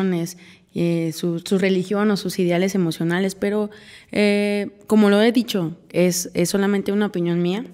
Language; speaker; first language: Spanish; native; Spanish